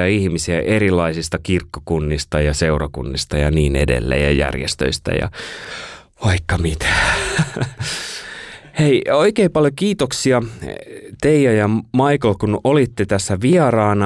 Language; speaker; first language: Finnish; native; Finnish